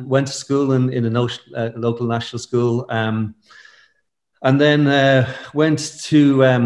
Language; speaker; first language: English; native; English